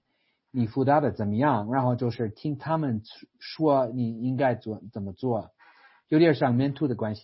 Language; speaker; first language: Chinese; non-native, fluent; English